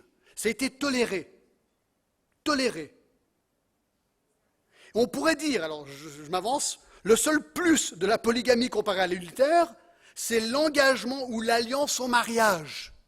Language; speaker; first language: French; non-native, fluent; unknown